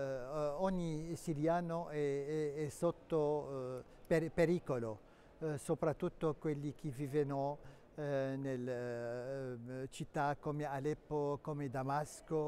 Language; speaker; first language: Italian; non-native, fluent; Arabic